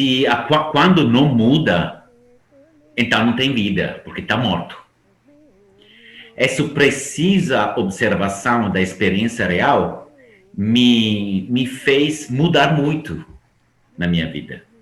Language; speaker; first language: Portuguese; non-native, fluent; Italian